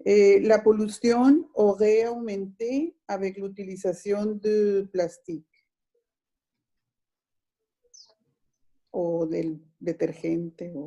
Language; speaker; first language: French; non-native, fluent; Spanish